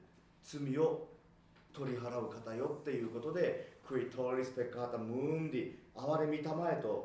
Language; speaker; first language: Japanese; native; Japanese